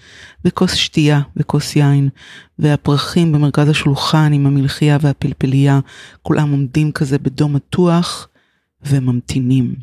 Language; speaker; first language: Hebrew; native; Hebrew